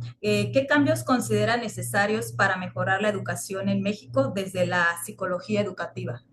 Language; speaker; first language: Spanish; native; Spanish